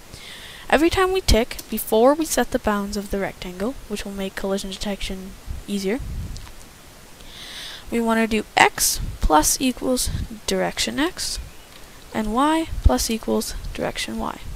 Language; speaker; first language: English; native; English